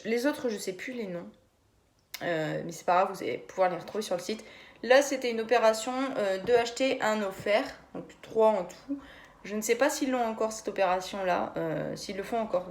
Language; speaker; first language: French; native; French